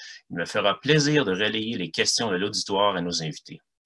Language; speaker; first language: French; native; French